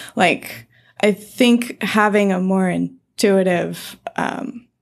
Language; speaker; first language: English; native; English